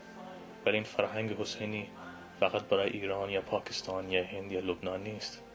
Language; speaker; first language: Persian; non-native, fluent; English